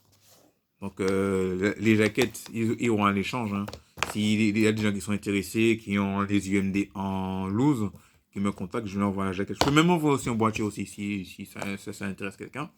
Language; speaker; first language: French; native; French